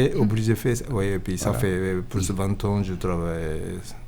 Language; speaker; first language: French; non-native, learner; Japanese